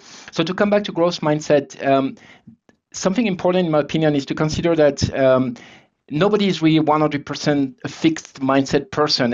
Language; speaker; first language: English; non-native, fluent; French